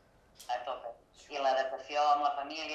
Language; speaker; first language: Catalan; native; Catalan